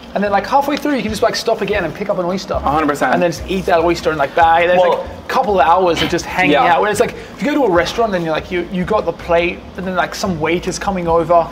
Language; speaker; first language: English; native; English